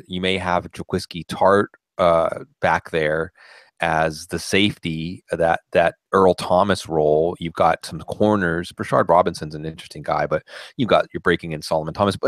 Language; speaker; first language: English; native; English